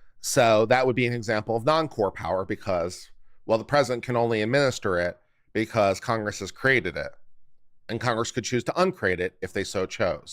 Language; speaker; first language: English; native; English